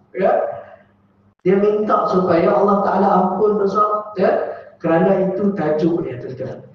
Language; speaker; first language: Malay; native; Malay